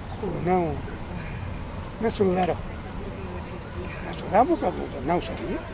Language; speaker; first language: Portuguese; non-native, local second language; Spanish